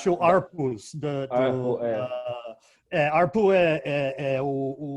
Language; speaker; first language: Portuguese; non-native, fluent; English